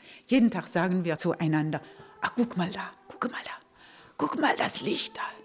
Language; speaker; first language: German; non-native, fluent; Norwegian